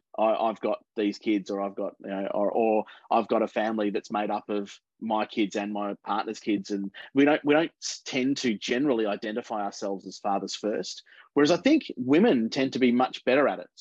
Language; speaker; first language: English; native; English